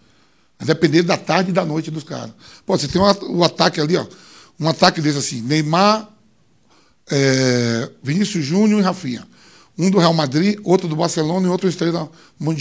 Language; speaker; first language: Portuguese; native; Portuguese